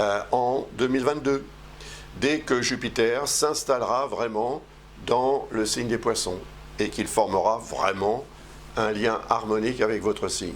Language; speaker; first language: French; native; French